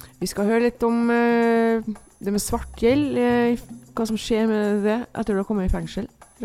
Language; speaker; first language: Norwegian; native; Norwegian